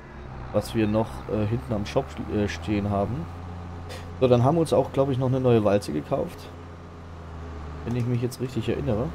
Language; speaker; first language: German; native; German